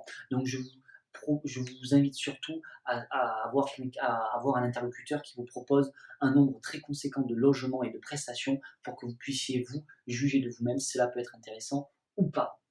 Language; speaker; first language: French; native; French